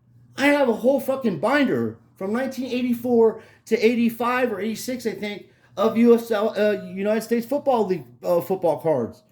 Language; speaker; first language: English; native; English